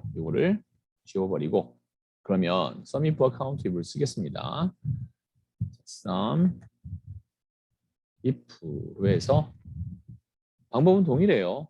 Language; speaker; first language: Korean; native; Korean